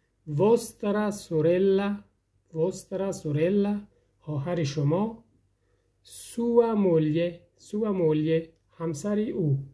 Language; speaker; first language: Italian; non-native, fluent; Persian